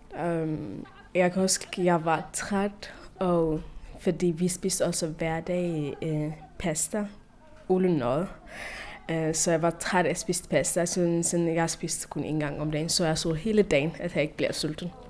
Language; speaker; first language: Danish; non-native, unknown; Tigrinya